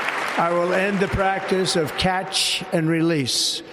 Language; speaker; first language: English; native; English